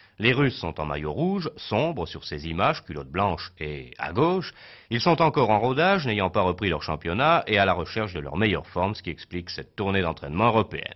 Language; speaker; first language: French; native; French